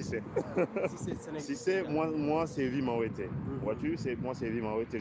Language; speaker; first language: French; non-native, local second language; Lingala